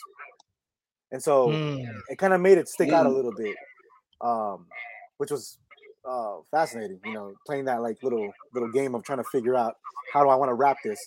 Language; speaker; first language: English; early bilingual, other home language; Spanish